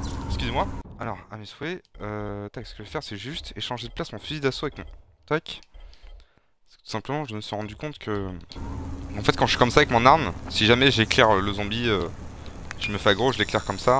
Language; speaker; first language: French; native; French